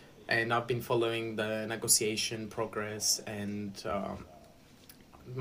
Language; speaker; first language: English; non-native, fluent; Greek